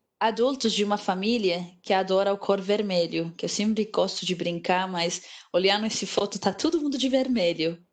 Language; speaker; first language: Portuguese; non-native, fluent; Arabic